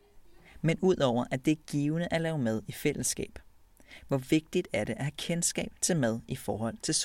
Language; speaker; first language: Danish; native; Danish